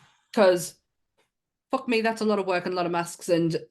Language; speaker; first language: English; native; English